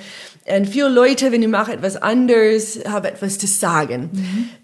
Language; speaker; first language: German; non-native, learner; English